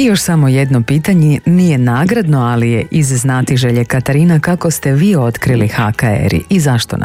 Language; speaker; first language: Croatian; native; Croatian